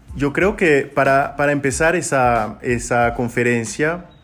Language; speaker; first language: Spanish; non-native, fluent; French